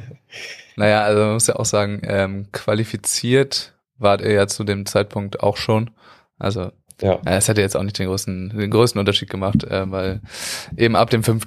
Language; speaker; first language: German; native; German